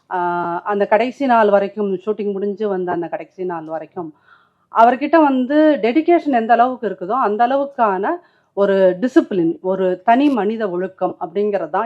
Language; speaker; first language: Tamil; native; Tamil